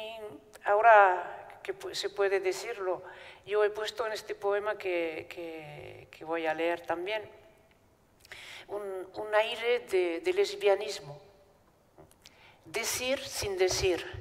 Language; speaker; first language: Spanish; non-native, fluent; Basque